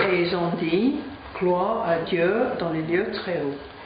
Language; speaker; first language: French; non-native, fluent; English